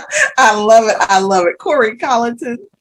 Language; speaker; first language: English; native; English